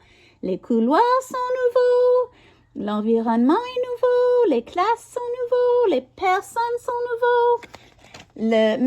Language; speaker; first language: French; non-native, learner; English